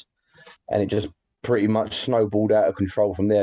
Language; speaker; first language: English; native; English